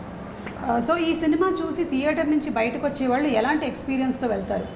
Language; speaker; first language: Telugu; native; Telugu